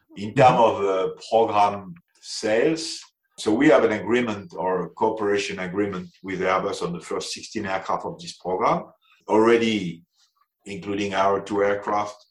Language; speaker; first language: English; non-native, fluent; French